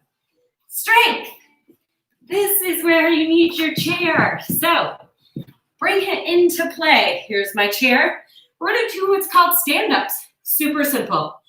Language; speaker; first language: English; native; English